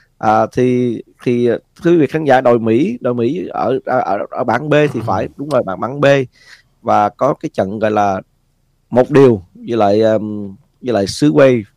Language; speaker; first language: Vietnamese; early bilingual, heritage; Vietnamese